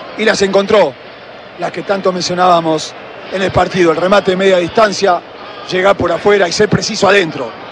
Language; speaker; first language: Spanish; native; Spanish